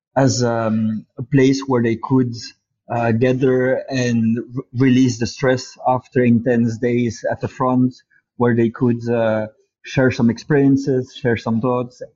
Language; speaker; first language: English; non-native, fluent; Dutch